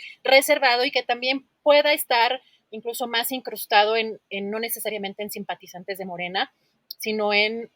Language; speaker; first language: Spanish; native; Spanish